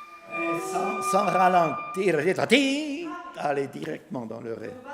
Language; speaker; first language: French; non-native, fluent; Swiss German